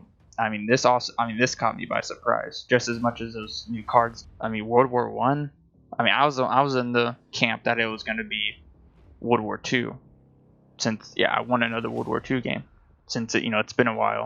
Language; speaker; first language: English; native; English